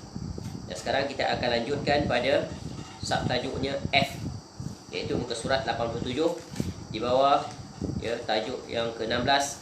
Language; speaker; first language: Malay; native; Malay